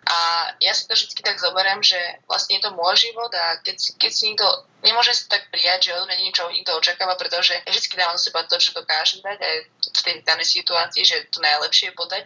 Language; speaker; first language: Slovak; native; Slovak